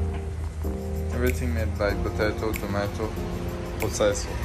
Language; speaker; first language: English; non-native, local second language; Bangla